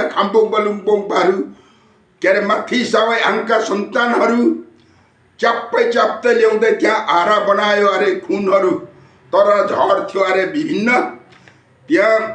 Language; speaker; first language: Nepali; non-native, local second language; Limburgish